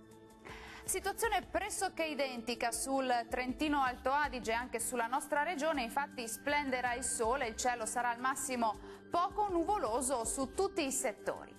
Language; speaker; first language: Italian; native; Italian